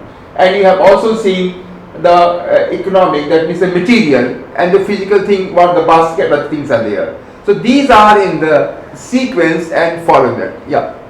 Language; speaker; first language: English; non-native, local second language; Bangla